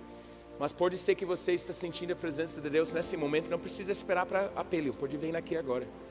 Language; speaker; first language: Portuguese; non-native, learner; English